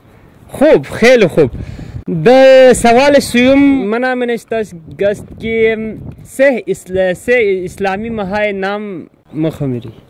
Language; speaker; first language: Persian; non-native, learner; Urdu